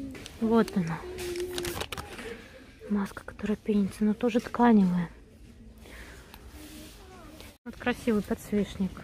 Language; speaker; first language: Russian; native; Russian